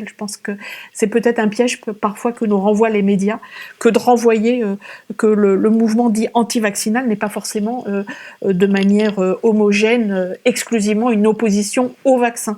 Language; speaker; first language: French; native; French